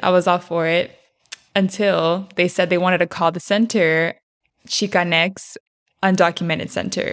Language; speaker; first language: English; early bilingual, other home language; Spanish